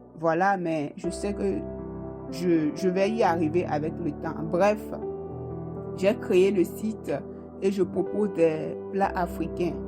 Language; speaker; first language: French; non-native, local second language; Ewe